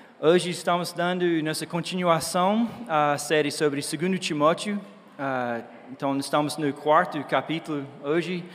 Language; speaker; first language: Portuguese; non-native, fluent; English